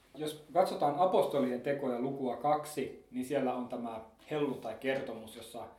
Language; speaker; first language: Finnish; native; Finnish